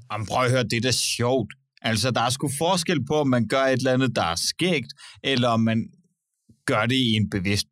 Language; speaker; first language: Danish; native; Danish